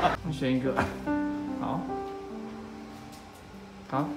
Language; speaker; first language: Chinese; native; Chinese